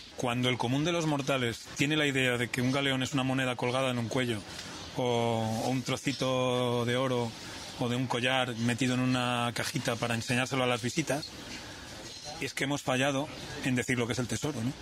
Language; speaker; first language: Spanish; native; Spanish